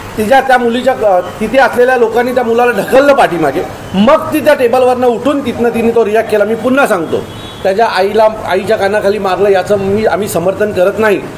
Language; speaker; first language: Marathi; native; Marathi